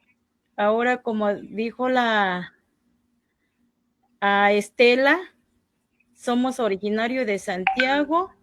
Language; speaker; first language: Spanish; non-native, local second language; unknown